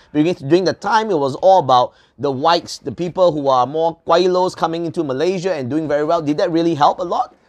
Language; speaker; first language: English; non-native, local second language; Chinese